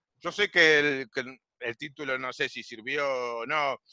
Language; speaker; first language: Spanish; native; Spanish